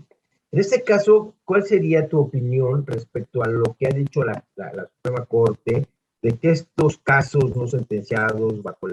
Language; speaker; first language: Spanish; native; Spanish